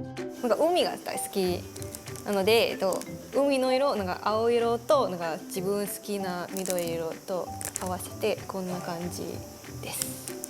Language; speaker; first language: Japanese; non-native, learner; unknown